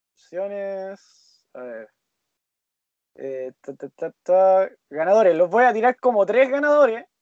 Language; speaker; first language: Spanish; native; Spanish